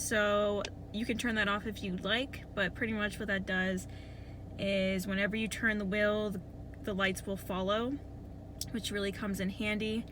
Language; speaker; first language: English; native; English